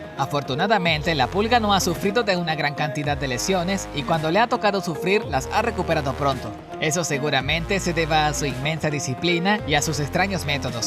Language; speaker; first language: Spanish; native; Spanish